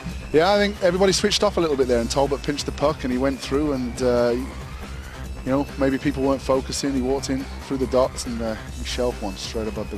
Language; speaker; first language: English; native; English